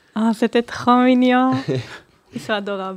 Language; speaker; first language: French; early bilingual, heritage; Hebrew